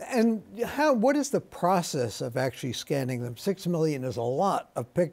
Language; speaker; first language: English; native; English